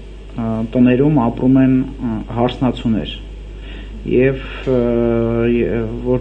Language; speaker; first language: Armenian; native; Armenian